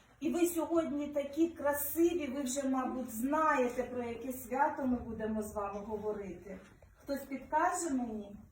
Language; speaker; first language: Ukrainian; native; Ukrainian